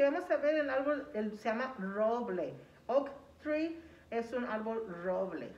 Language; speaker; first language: Spanish; early bilingual, heritage; Spanish